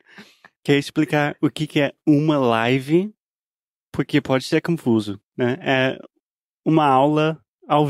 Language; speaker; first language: Portuguese; non-native, fluent; English